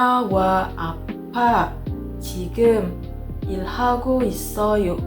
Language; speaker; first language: Korean; non-native, learner; Indonesian